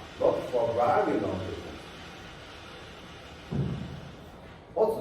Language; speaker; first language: English; non-native, fluent; Chinese